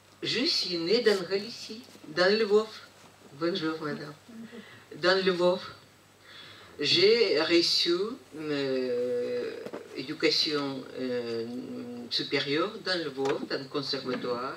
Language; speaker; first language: French; non-native, fluent; Russian